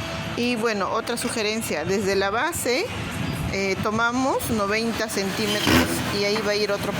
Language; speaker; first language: Spanish; native; Spanish